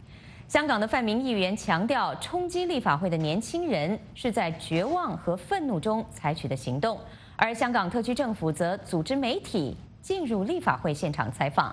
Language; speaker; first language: Chinese; native; Chinese